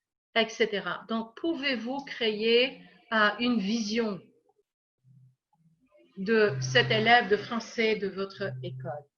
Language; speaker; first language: French; non-native, fluent; English